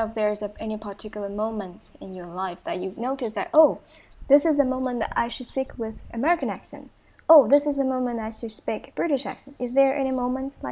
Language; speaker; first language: English; non-native, fluent; Chinese